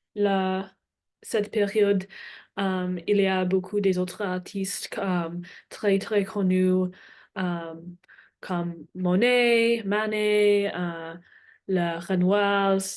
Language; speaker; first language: French; non-native, learner; English